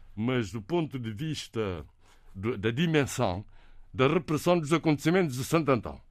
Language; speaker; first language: Portuguese; non-native, local second language; Kabuverdianu